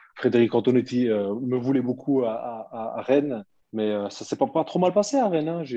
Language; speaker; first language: French; early bilingual, other home language; Turkish